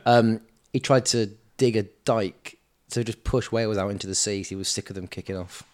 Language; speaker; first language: English; native; English